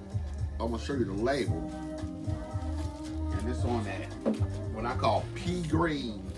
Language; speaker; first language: English; native; English